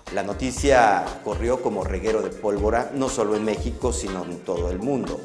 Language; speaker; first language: Spanish; native; Spanish